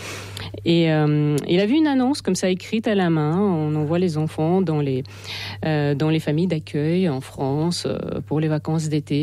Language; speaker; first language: French; non-native, fluent; Russian